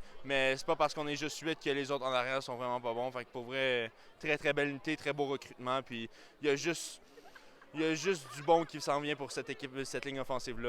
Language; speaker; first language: French; native; French